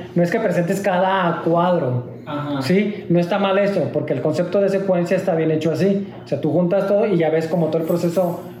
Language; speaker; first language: Spanish; native; Spanish